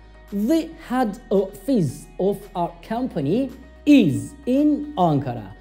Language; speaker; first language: English; non-native, fluent; Turkish